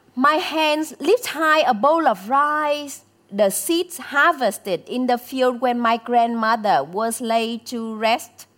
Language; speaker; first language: English; non-native, fluent; Vietnamese